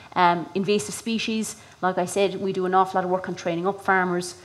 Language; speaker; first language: English; native; English